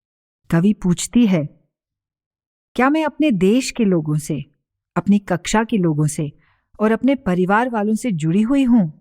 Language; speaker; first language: Hindi; native; Hindi